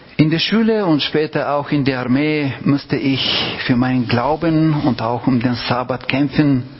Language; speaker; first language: German; non-native, fluent; Bulgarian